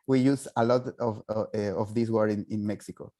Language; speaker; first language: English; non-native, fluent; Spanish